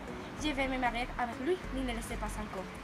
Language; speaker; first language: French; non-native, learner; Spanish